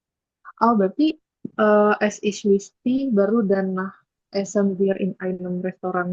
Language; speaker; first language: German; non-native, learner; Indonesian